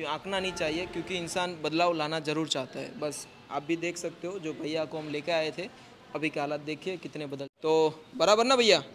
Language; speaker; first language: Hindi; non-native, local second language; Gujarati